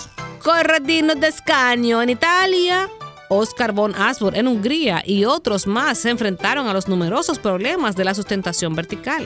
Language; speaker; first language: Spanish; native; Spanish